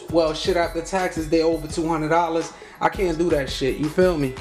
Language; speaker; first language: English; native; English